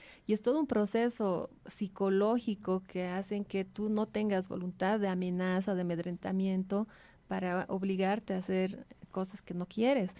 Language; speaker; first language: Spanish; native; Spanish